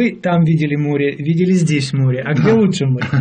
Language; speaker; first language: Russian; native; Russian